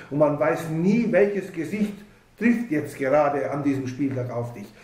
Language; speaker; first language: German; native; German